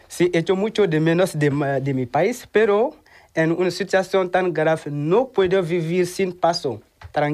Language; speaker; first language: Spanish; non-native, learner; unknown